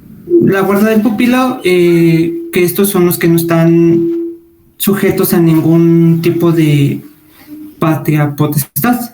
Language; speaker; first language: Spanish; native; Spanish